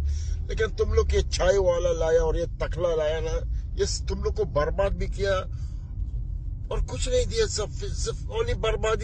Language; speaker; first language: Hindi; non-native, learner; Arabic